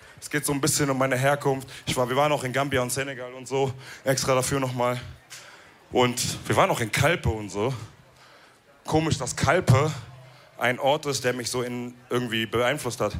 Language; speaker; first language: German; early bilingual, other home language; Wolof